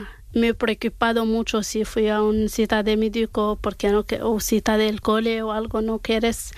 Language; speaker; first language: Spanish; non-native, learner; Arabic